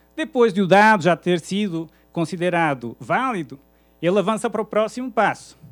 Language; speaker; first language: Portuguese; native; Portuguese